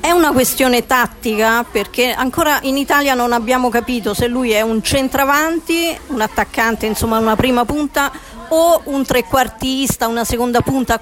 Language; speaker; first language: Italian; native; Italian